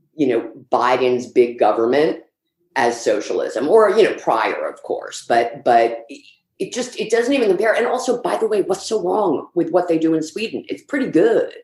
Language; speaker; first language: English; early bilingual, other home language; Swedish